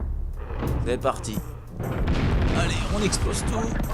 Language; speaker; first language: French; native; French